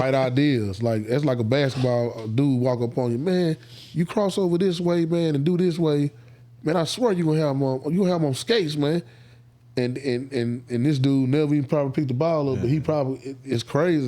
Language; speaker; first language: English; native; English